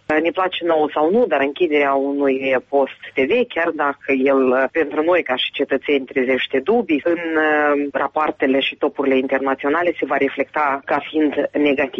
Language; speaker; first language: Romanian; native; Romanian